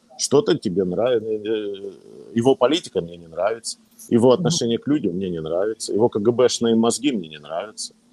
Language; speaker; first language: Russian; native; Russian